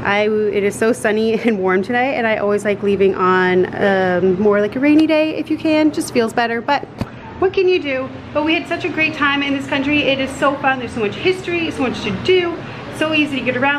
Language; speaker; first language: English; native; English